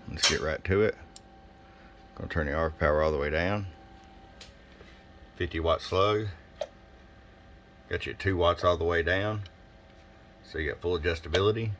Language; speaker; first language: English; native; English